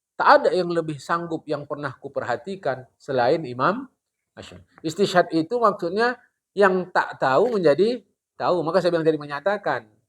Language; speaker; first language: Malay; non-native, local second language; Indonesian